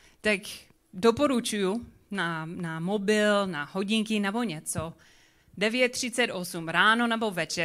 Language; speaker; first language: Czech; non-native, learner; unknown